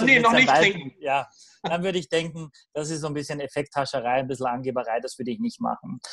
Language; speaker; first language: German; native; German